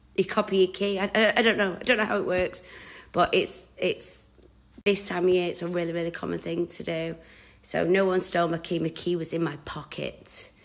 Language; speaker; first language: English; native; English